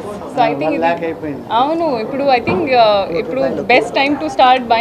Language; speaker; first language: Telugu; non-native, local second language; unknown